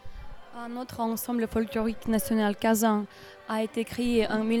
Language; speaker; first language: French; non-native, learner; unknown